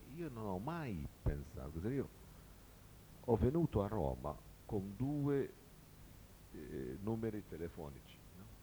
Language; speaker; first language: Italian; non-native, learner; Portuguese